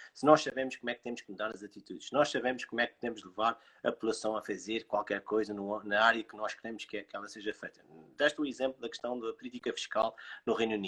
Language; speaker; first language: Portuguese; native; Portuguese